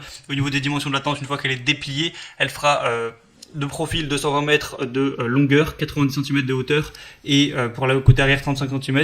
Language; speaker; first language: French; native; French